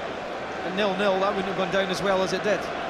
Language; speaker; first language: English; native; English